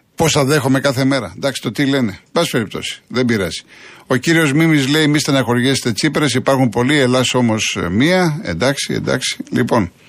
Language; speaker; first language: Greek; native; Greek